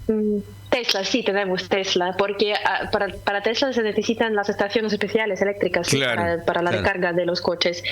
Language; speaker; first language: Spanish; non-native, fluent; Russian